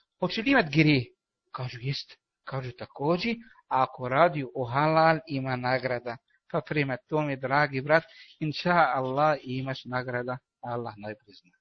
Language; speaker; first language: Bosnian; non-native, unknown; Arabic